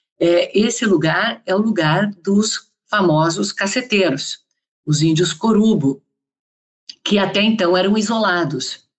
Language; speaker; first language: Portuguese; native; Portuguese